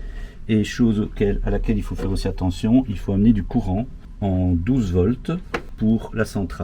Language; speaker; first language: French; native; French